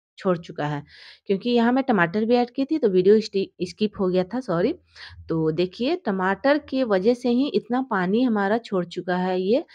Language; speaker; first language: Hindi; native; Hindi